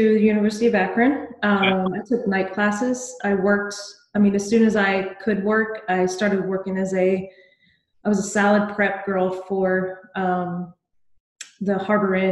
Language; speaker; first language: English; native; English